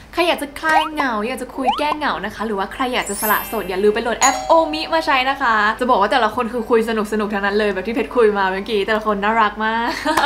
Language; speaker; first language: Thai; native; Thai